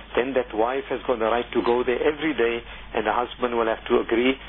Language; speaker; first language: English; native; English